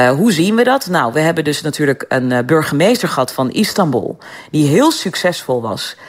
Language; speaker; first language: Dutch; early bilingual, other home language; Turkish